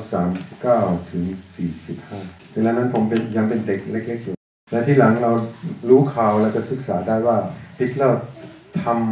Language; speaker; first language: Thai; non-native, fluent; German